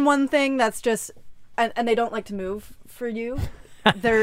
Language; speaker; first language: English; native; English